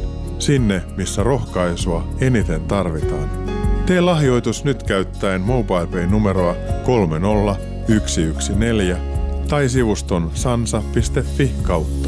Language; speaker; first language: Finnish; native; Finnish